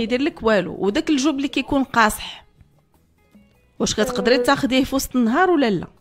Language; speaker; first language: Arabic; native; Arabic